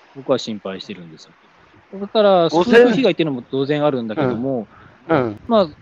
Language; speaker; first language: Japanese; native; Japanese